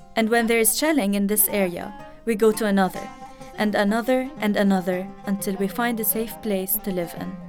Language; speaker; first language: English; early bilingual, other home language; Arabic